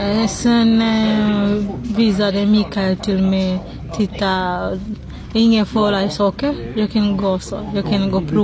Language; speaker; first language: Swedish; non-native, learner; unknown